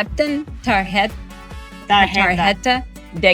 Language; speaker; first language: Spanish; non-native, learner; English